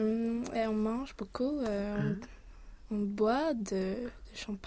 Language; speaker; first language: French; non-native, learner; Swedish